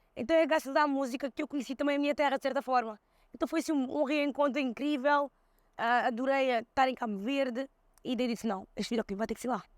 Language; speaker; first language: Portuguese; early bilingual, other home language; Kabuverdianu